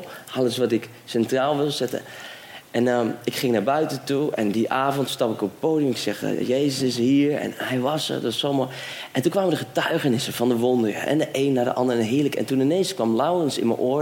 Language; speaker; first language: Dutch; native; Dutch